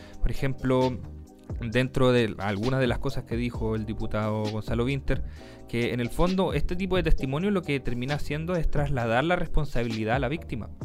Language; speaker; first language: Spanish; native; Spanish